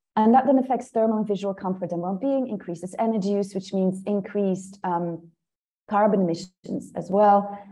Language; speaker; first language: English; non-native, fluent; Dutch